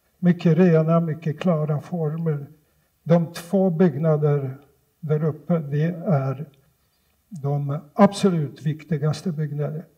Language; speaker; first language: Swedish; non-native, fluent; Polish